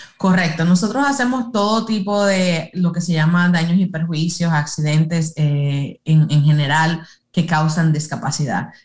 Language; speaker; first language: Spanish; early bilingual, heritage; Spanish